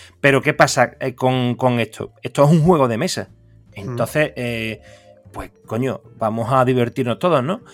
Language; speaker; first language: Spanish; native; Spanish